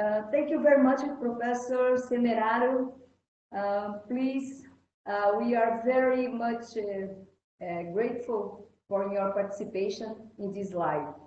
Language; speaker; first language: English; non-native, fluent; Portuguese